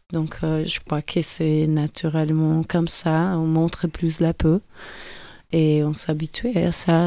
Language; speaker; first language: French; non-native, fluent; Portuguese